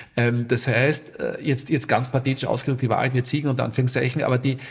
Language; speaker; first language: German; native; German